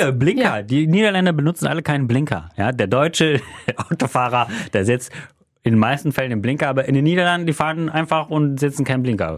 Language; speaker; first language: German; native; German